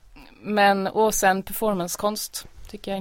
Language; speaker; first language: Swedish; native; Swedish